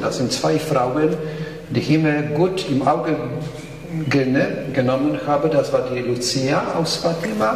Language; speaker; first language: German; non-native, fluent; Polish